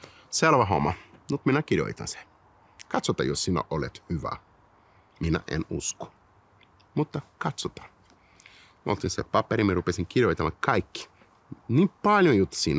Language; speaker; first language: Finnish; non-native, fluent; Portuguese